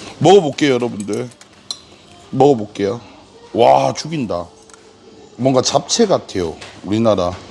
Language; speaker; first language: Korean; native; Korean